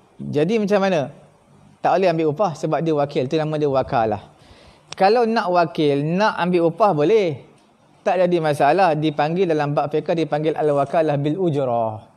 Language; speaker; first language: Malay; native; Malay